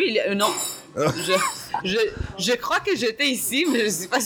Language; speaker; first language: French; non-native, learner; Hebrew